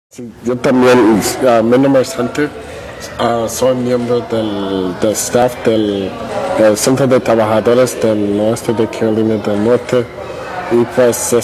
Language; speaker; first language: Spanish; non-native, fluent; English